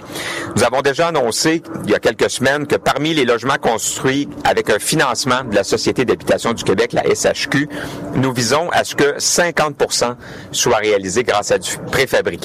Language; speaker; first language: French; native; French